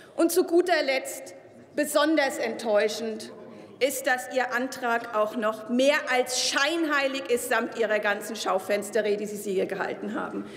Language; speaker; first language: German; native; German